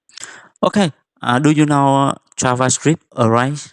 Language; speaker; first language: English; non-native, fluent; Vietnamese